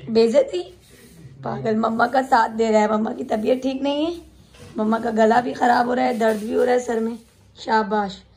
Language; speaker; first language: Urdu; native; Urdu